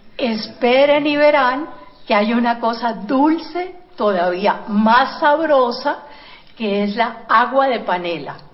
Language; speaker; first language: Spanish; native; Spanish